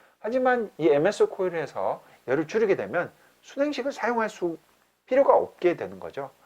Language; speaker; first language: Korean; native; Korean